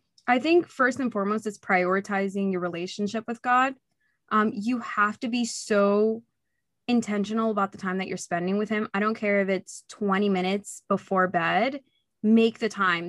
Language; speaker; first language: English; early bilingual, other home language; Spanish